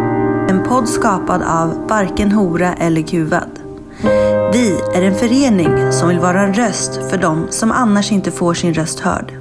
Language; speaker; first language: Swedish; native; Swedish